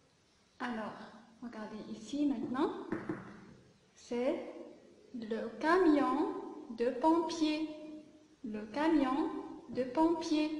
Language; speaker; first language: French; non-native, local second language; Arabic